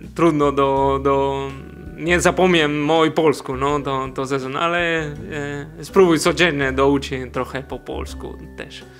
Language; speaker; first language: Polish; non-native, learner; Spanish